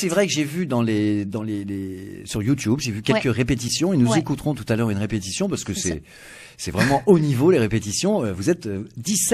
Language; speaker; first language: French; native; French